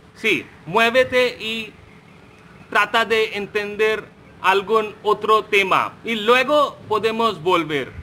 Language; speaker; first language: Spanish; non-native, fluent; Hindi